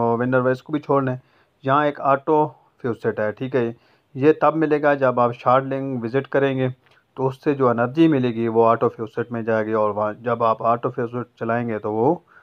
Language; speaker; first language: Urdu; non-native, local second language; Punjabi